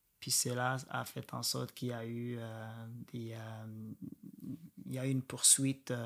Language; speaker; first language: French; non-native, local second language; Rundi